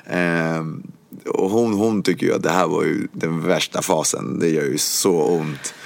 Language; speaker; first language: Swedish; early bilingual, other home language; Spanish